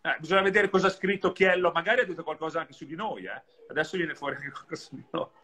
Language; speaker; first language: Italian; native; Italian